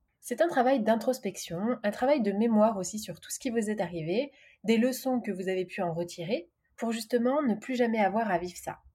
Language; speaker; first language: French; native; French